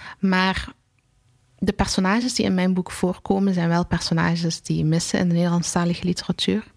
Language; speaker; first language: Dutch; early bilingual, other home language; Arabic